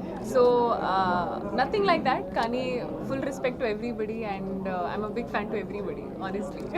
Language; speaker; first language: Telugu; non-native, learner; Hindi